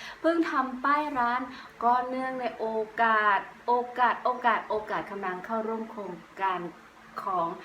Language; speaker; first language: Thai; native; Thai